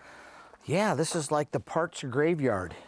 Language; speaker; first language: English; native; English